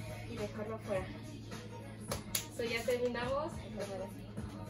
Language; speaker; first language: Spanish; early bilingual, heritage; Spanish